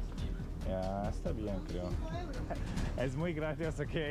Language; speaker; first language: Spanish; non-native, learner; German